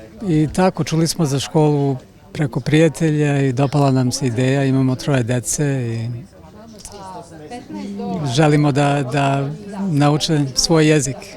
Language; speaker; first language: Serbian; early bilingual, heritage; Serbian